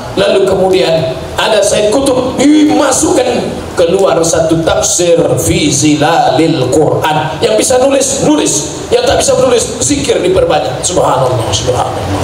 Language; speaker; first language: Indonesian; native; Indonesian